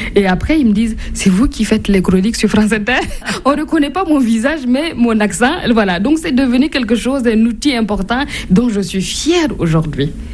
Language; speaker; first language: French; non-native, local second language; Mossi